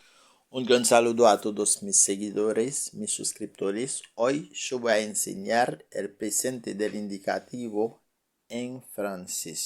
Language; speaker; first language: Spanish; non-native, fluent; French